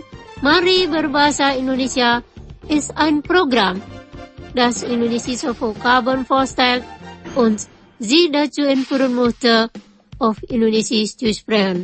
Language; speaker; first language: German; non-native, fluent; Indonesian